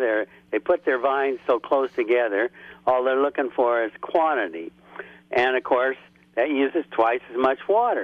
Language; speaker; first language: English; native; English